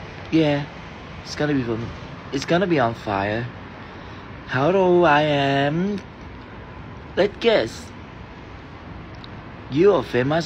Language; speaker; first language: English; non-native, learner; Thai